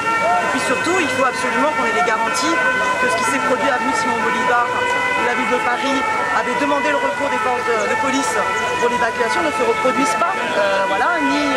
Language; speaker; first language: French; native; French